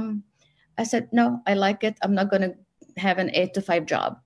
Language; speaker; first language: English; non-native, fluent; Arabic